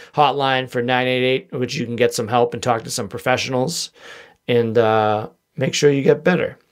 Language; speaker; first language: English; native; English